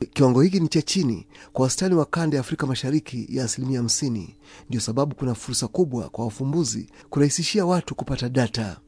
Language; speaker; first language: Swahili; non-native, local second language; Ganda